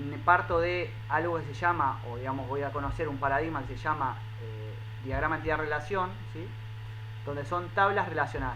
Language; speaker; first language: Spanish; native; Spanish